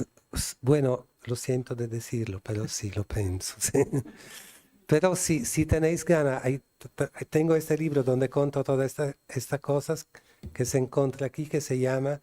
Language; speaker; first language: Spanish; non-native, fluent; Italian